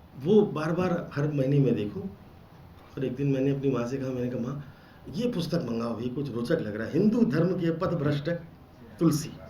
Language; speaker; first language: Hindi; non-native, local second language; Bangla